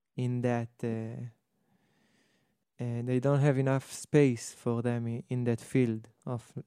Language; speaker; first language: English; non-native, fluent; Hebrew